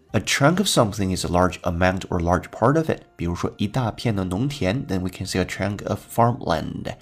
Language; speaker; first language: English; non-native, fluent; Chinese